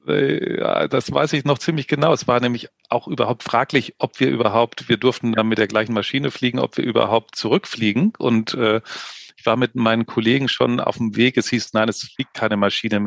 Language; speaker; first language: German; native; German